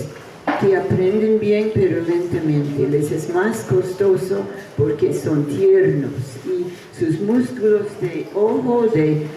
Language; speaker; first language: Spanish; non-native, fluent; English